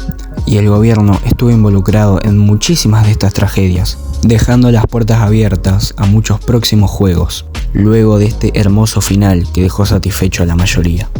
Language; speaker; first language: Spanish; native; Spanish